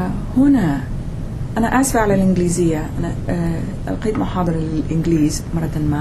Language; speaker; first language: Arabic; non-native, fluent; English